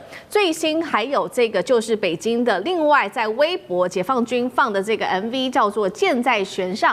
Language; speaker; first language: Chinese; native; Chinese